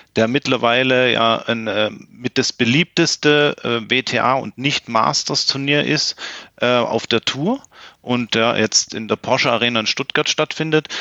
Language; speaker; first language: German; native; German